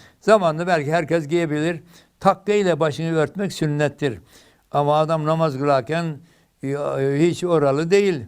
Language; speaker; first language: Turkish; native; Turkish